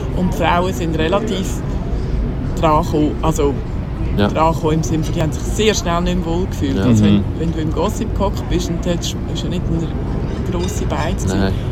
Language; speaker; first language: German; native; German